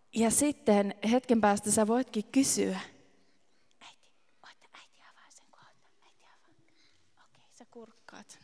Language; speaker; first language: Finnish; native; Finnish